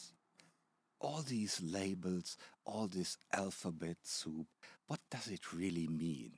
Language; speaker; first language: English; non-native, fluent; German